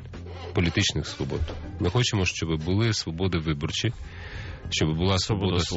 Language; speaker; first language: Ukrainian; native; Ukrainian